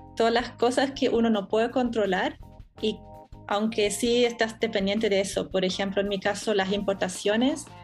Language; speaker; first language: Spanish; non-native, fluent; German